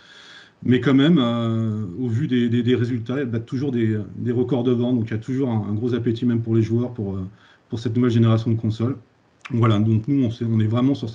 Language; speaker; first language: French; native; French